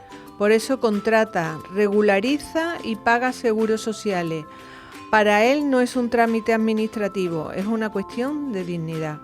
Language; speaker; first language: Spanish; native; Spanish